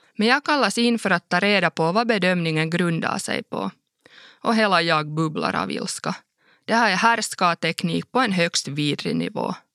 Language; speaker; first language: Swedish; native; Swedish